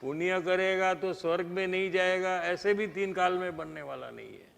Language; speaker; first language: Hindi; non-native, local second language; Gujarati